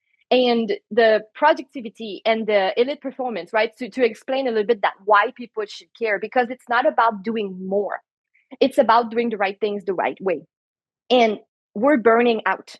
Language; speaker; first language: English; non-native, fluent; French